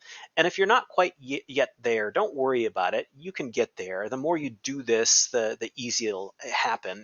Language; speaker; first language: English; native; English